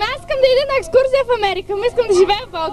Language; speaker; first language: Bulgarian; non-native, learner; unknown